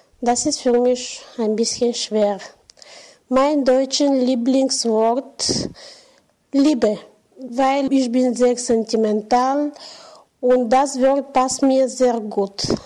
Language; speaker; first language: German; non-native, learner; Bulgarian